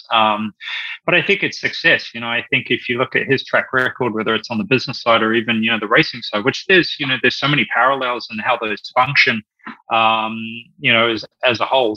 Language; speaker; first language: English; native; English